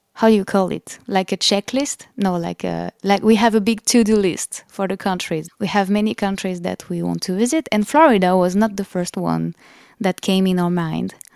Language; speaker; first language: English; non-native, fluent; French